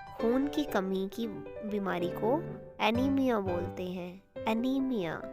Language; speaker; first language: Urdu; native; Urdu